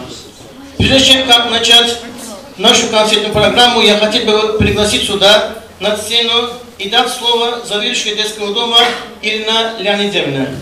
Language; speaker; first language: Russian; non-native, fluent; Turkish